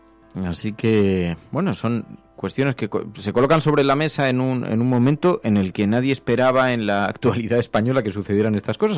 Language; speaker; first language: Spanish; native; Spanish